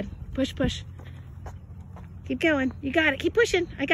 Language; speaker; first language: English; native; English